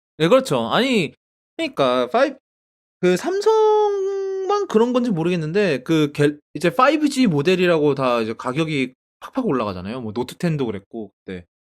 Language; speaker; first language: Korean; native; Korean